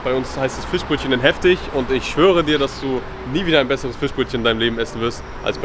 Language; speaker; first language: German; native; German